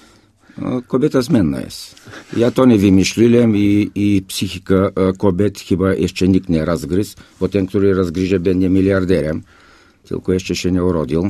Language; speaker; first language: Polish; non-native, fluent; Bulgarian